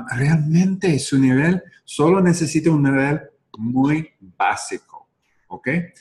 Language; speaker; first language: Spanish; non-native, learner; English